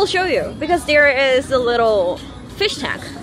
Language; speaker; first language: English; non-native, learner; Korean